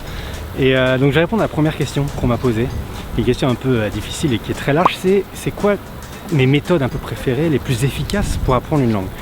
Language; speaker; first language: French; native; French